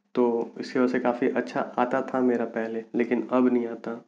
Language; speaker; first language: Hindi; native; Hindi